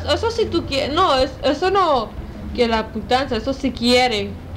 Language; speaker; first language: Spanish; early bilingual, heritage; Spanish